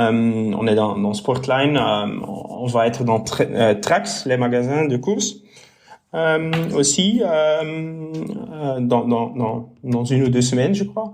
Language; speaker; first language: French; non-native, local second language; Dutch